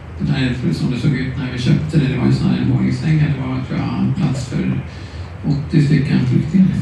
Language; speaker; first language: Swedish; native; Swedish